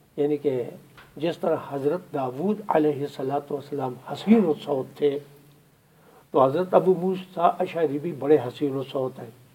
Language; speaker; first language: Urdu; non-native, local second language; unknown